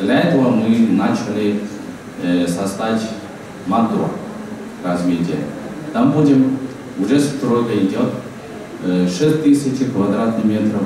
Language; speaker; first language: Russian; non-native, fluent; Chinese